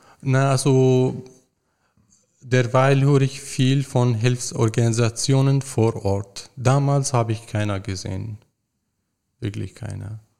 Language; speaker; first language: German; non-native, fluent; Arabic